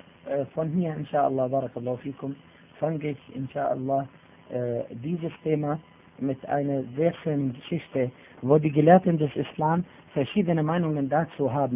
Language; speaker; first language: German; non-native, fluent; Arabic